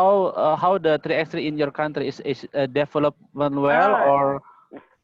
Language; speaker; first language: English; non-native, learner; Indonesian